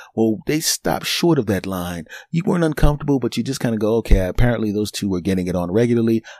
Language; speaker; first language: English; native; English